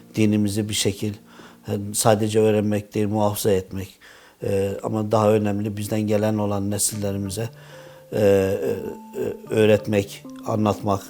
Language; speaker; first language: Turkish; early bilingual, heritage; Turkish